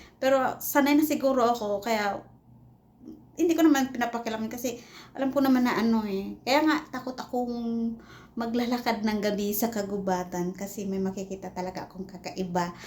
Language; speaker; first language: Filipino; non-native, local second language; Cebuano